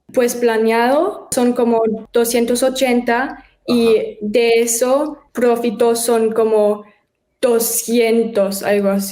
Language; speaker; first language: Spanish; early bilingual, heritage; German